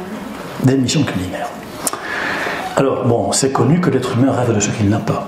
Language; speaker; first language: French; native; French